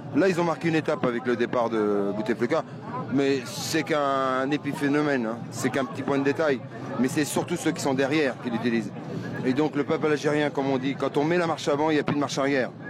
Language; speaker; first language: French; early bilingual, other home language; Arabic